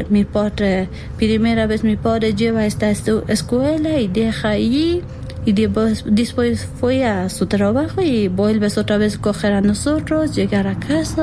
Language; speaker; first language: Spanish; non-native, learner; Persian